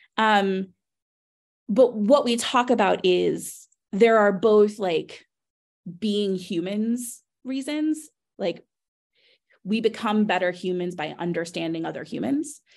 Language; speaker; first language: English; native; English